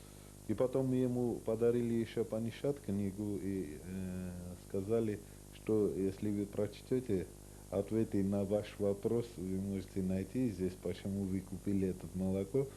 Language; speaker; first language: Russian; non-native, local second language; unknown